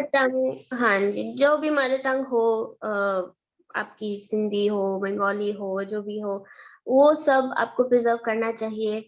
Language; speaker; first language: Hindi; early bilingual, heritage; Hindi